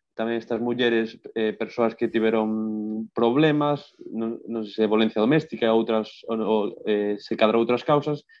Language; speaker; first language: Galician; non-native, local second language; Spanish